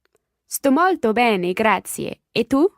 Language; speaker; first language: Italian; non-native, learner; English